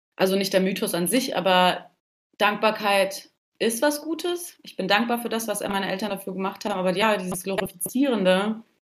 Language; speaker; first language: German; early bilingual, other home language; Turkish